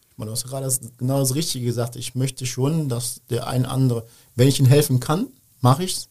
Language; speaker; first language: German; early bilingual, other home language; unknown